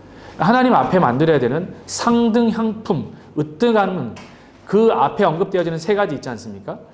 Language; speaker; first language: Korean; native; Korean